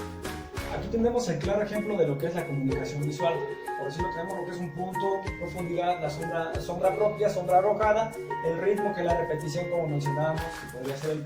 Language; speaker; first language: Spanish; native; Spanish